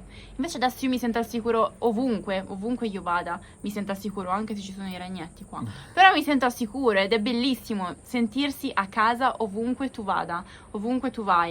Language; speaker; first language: Italian; native; Italian